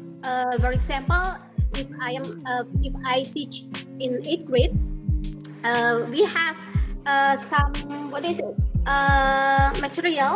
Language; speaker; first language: English; non-native, learner; Indonesian